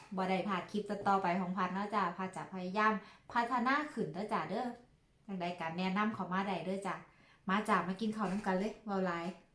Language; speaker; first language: Thai; native; Thai